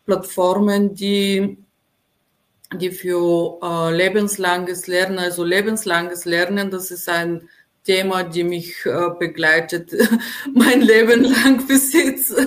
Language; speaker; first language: German; non-native, fluent; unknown